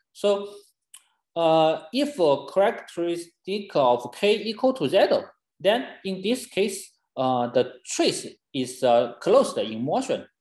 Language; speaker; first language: English; non-native, fluent; Chinese